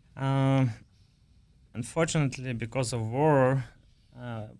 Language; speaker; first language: English; non-native, learner; Ukrainian